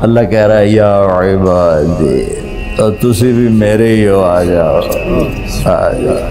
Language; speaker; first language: Urdu; non-native, local second language; Punjabi